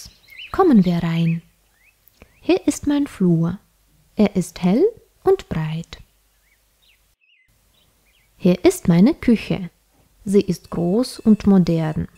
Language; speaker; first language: German; non-native, fluent; Russian